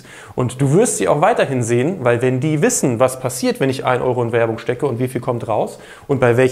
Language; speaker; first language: German; native; German